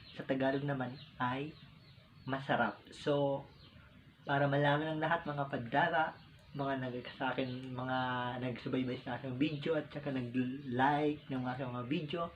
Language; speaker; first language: Filipino; non-native, local second language; Bikol